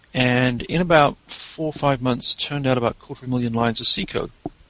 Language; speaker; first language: English; native; English